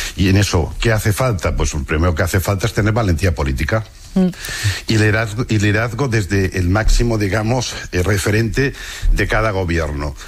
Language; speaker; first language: Spanish; non-native, local second language; Catalan